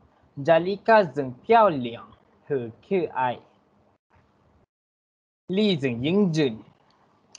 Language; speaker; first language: Chinese; non-native, learner; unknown